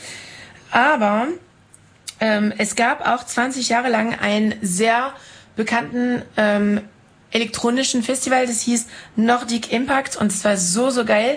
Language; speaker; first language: German; non-native, fluent; French